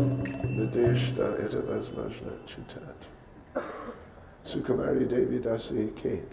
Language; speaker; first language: Russian; non-native, learner; English